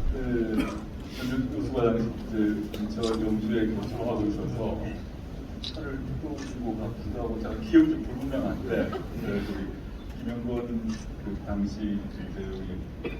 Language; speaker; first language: Korean; native; Korean